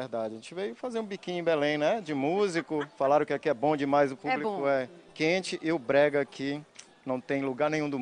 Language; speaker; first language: Portuguese; native; Portuguese